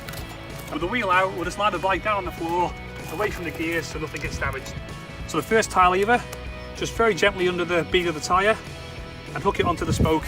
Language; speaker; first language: English; native; English